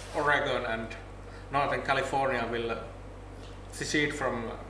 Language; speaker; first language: English; non-native, fluent; Finnish